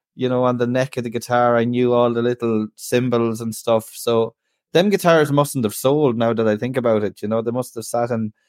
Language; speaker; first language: English; native; English